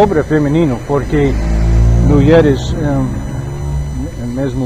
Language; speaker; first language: Portuguese; non-native, learner; English